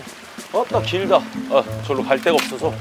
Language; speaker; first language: Korean; native; Korean